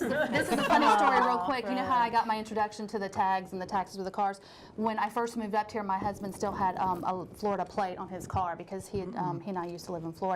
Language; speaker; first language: English; native; English